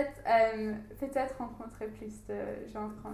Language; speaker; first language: French; non-native, learner; English